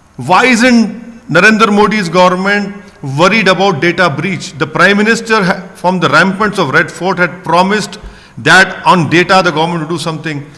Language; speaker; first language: English; non-native, local second language; Hindi